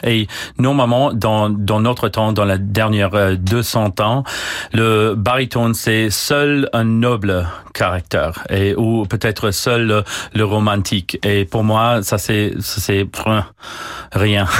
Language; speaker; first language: French; non-native, learner; English